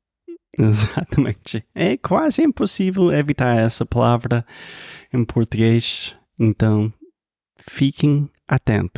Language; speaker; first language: Portuguese; non-native, fluent; English